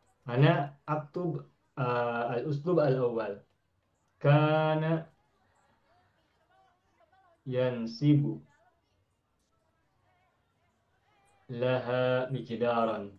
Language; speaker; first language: Arabic; non-native, fluent; Indonesian